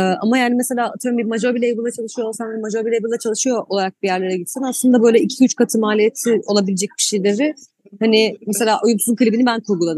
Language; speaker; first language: Turkish; native; Turkish